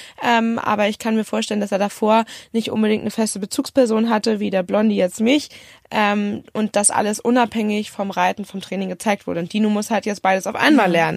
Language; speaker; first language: German; native; German